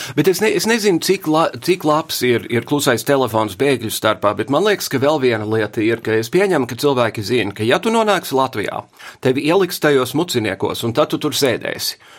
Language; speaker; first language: Latvian; early bilingual, heritage; English